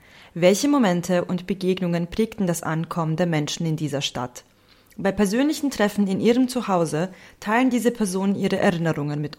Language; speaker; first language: German; early bilingual, other home language; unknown